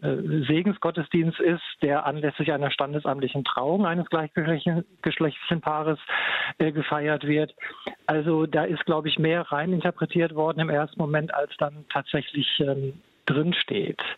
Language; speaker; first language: German; native; German